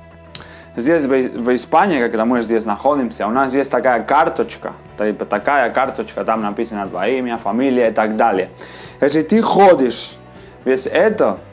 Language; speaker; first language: Russian; non-native, fluent; Spanish